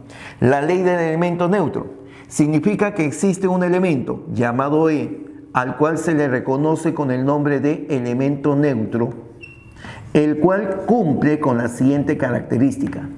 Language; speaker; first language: Spanish; native; Spanish